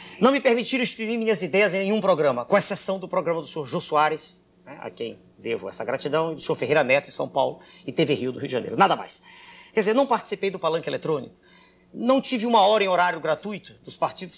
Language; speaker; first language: Portuguese; native; Portuguese